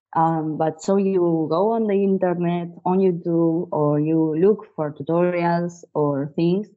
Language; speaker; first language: English; non-native, fluent; Spanish